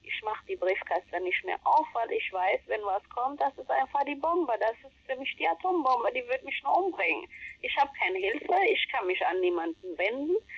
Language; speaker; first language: German; non-native, fluent; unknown